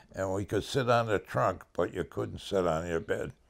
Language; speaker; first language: English; native; English